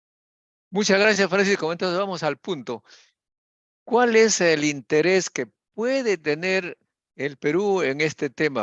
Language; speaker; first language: Spanish; native; Spanish